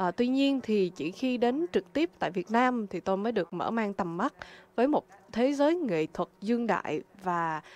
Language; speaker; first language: Vietnamese; non-native, fluent; French